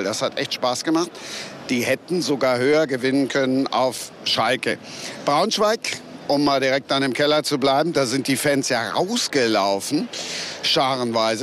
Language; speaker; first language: German; native; German